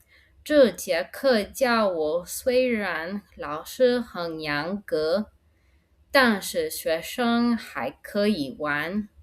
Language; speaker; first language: Chinese; non-native, learner; English